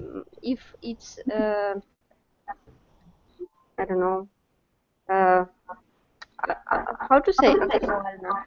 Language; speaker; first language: English; non-native, learner; Russian